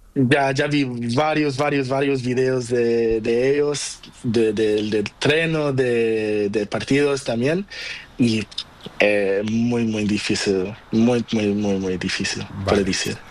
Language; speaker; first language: Spanish; non-native, learner; Portuguese